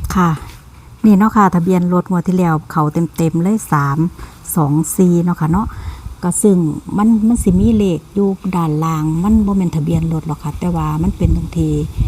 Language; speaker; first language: Thai; native; Thai